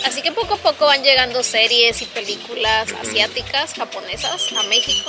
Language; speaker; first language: Spanish; native; Spanish